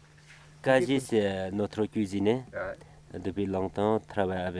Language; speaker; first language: French; non-native, learner; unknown